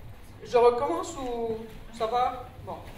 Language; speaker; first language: French; native; French